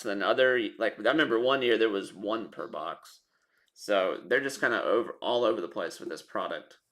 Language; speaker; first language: English; native; English